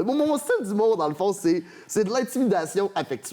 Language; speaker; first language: French; native; French